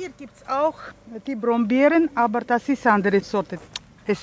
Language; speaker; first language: German; early bilingual, heritage; German